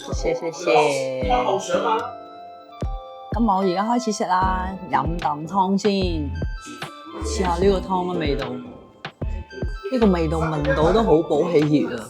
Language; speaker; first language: Chinese; non-native, local second language; Hakka Chinese